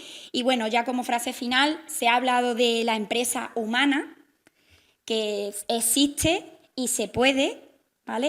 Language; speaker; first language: Spanish; native; Spanish